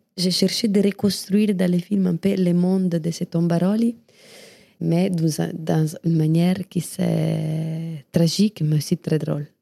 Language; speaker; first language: French; non-native, fluent; Italian